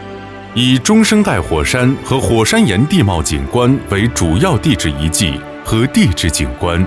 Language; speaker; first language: Chinese; native; Chinese